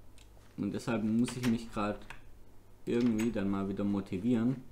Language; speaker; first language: German; native; German